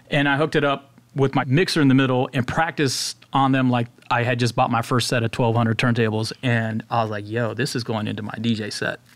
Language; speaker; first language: English; native; English